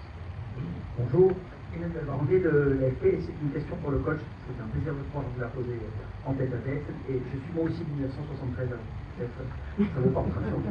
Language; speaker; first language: French; native; French